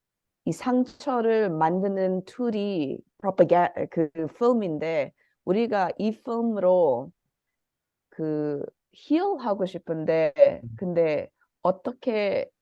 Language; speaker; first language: Korean; early bilingual, heritage; Korean